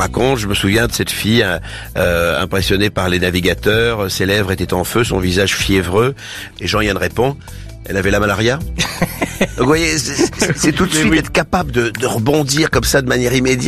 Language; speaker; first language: French; native; French